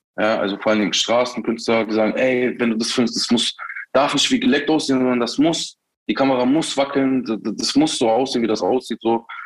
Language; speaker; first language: German; early bilingual, other home language; Turkish